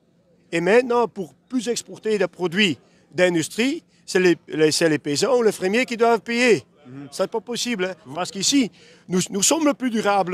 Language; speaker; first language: French; non-native, local second language; Dutch